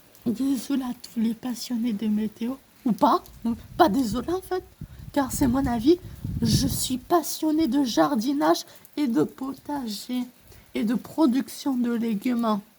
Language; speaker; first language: French; native; French